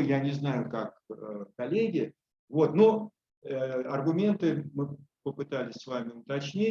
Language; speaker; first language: Russian; native; Russian